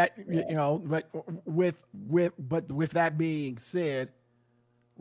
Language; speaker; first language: English; native; English